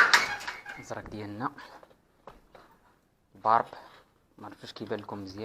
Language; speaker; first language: Arabic; native; Arabic